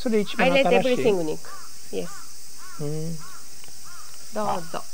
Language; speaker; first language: English; non-native, learner; Japanese